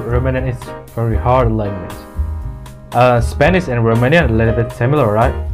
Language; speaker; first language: English; non-native, fluent; Indonesian